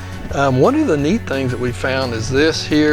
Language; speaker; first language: English; native; English